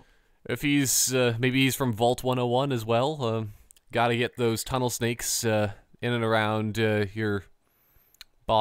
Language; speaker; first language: English; native; English